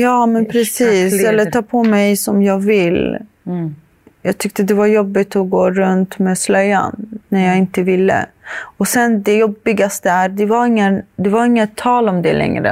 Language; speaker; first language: Swedish; early bilingual, other home language; Arabic